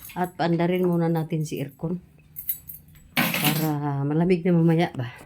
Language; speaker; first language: Filipino; non-native, local second language; Cebuano